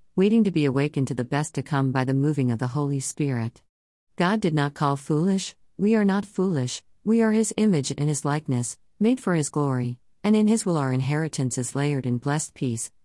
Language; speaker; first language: English; non-native, local second language; Jamaican Creole English